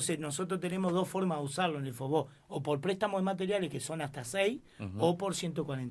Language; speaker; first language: Spanish; native; Spanish